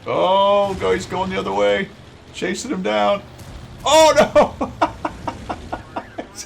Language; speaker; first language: English; native; English